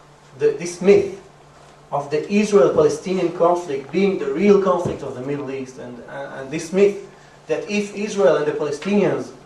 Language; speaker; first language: English; non-native, fluent; Hebrew